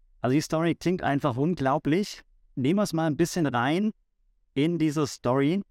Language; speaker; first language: German; native; German